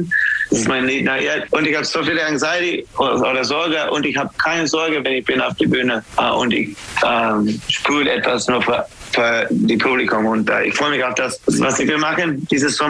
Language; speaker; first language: German; non-native, fluent; English